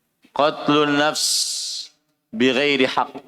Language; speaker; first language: Arabic; non-native, fluent; Indonesian